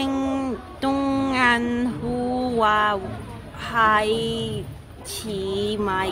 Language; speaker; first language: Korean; non-native, learner; Cantonese